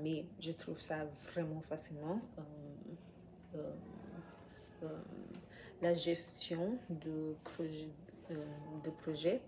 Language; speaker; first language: French; non-native, learner; English